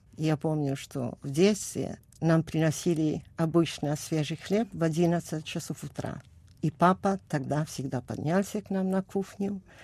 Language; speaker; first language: Russian; non-native, fluent; Italian